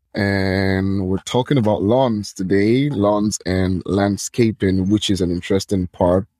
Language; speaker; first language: English; non-native, local second language; Yoruba